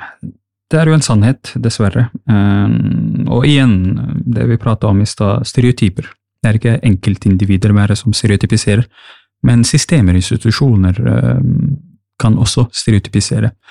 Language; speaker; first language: Norwegian; non-native, fluent; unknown